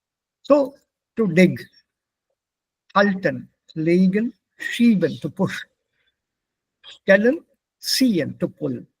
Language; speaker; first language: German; non-native, fluent; Hindi